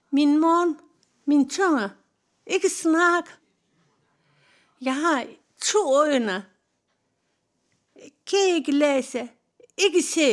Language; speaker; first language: Danish; non-native, learner; Turkish